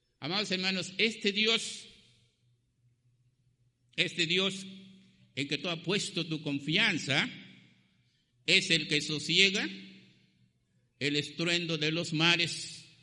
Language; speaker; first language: Spanish; native; Spanish